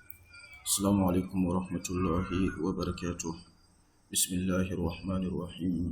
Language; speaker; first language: Arabic; non-native, fluent; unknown